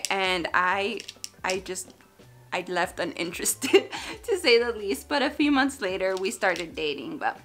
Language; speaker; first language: English; native; English